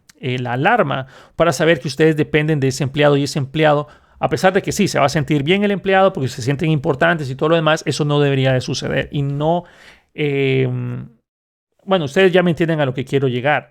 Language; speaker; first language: Spanish; native; Spanish